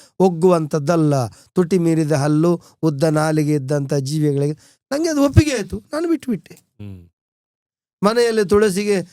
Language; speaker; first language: Kannada; non-native, local second language; Tulu